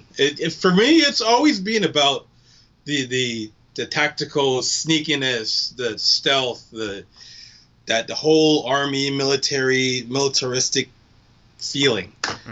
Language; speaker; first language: English; native; English